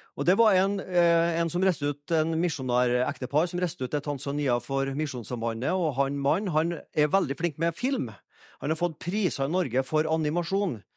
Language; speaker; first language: Norwegian; native; Norwegian